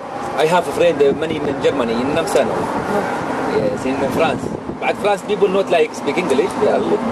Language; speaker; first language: English; non-native, learner; Arabic